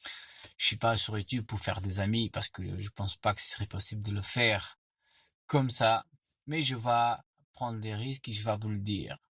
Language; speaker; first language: French; non-native, fluent; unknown